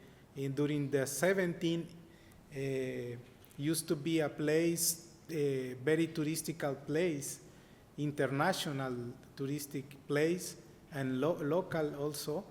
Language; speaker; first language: English; non-native, learner; Spanish